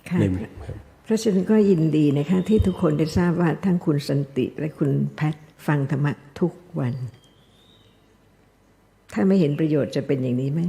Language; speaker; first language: Thai; native; Thai